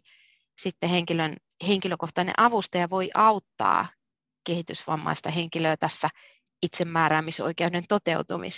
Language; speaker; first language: Finnish; native; Finnish